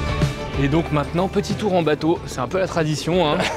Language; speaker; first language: French; native; French